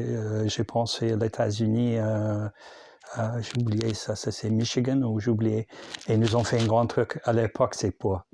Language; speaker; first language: French; non-native, learner; English